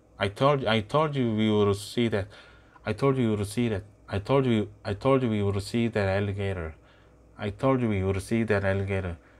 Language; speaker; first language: English; non-native, learner; Korean